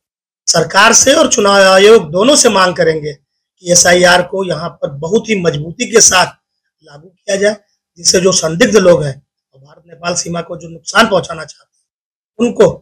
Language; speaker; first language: Hindi; native; Hindi